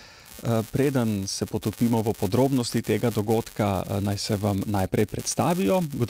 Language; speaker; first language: Slovenian; native; Slovenian